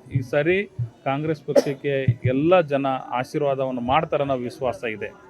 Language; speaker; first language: Kannada; native; Kannada